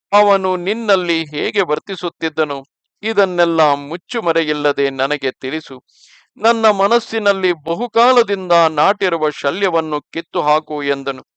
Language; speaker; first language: Kannada; native; Kannada